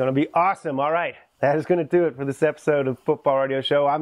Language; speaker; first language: English; native; English